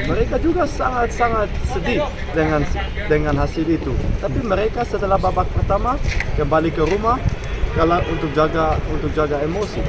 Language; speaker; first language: Indonesian; non-native, fluent; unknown